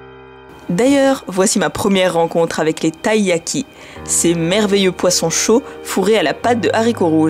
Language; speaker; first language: French; native; French